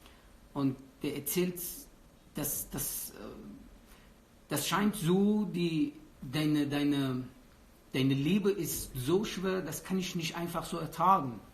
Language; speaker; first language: German; non-native, learner; Persian